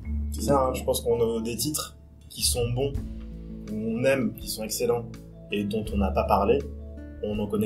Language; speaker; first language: French; native; French